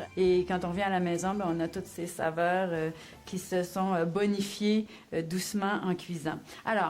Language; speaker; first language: French; native; French